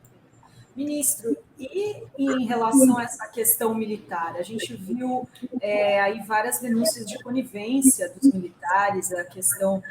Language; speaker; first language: Portuguese; native; Portuguese